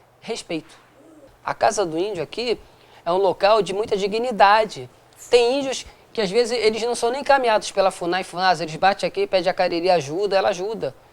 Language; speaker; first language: Portuguese; native; Portuguese